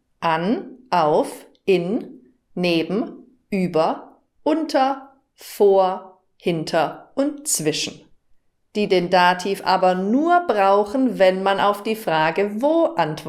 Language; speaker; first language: German; native; German